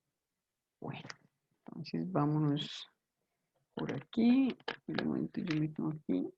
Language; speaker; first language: Spanish; native; Spanish